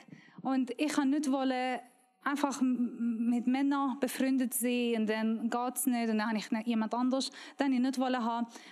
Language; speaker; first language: German; non-native, learner; Persian